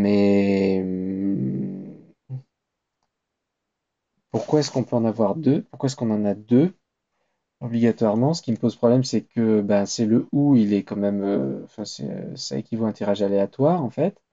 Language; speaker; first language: French; native; French